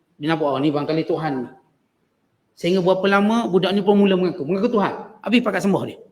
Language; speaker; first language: Malay; native; Malay